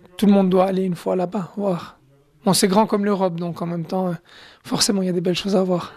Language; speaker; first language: French; native; French